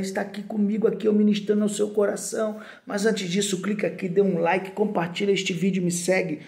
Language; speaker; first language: Portuguese; native; Portuguese